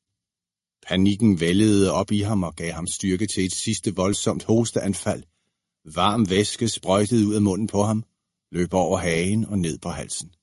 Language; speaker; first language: Danish; native; Danish